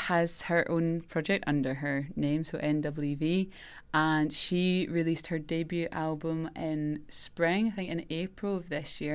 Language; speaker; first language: English; native; English